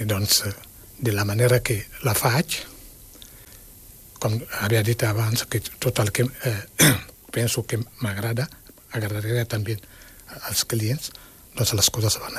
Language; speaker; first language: Catalan; non-native, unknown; Wolof